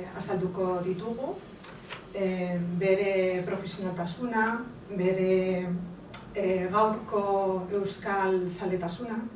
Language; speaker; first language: Basque; non-native, local second language; Spanish